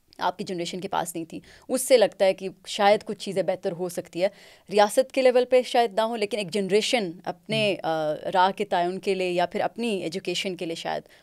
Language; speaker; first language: Urdu; non-native, local second language; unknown